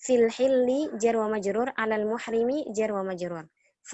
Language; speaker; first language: Arabic; non-native, learner; Indonesian